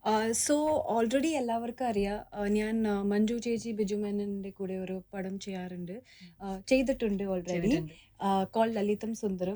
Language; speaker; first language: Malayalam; early bilingual, heritage; Malayalam